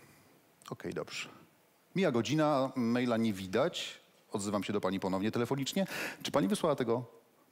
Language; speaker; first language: Polish; native; Polish